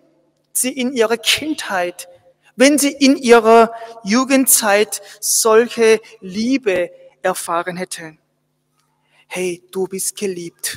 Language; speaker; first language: German; non-native, fluent; Korean